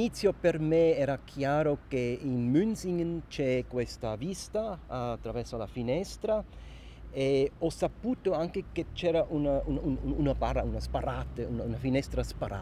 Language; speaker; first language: Italian; non-native, local second language; German